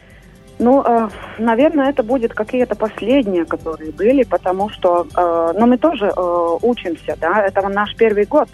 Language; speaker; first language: Russian; non-native, local second language; Latvian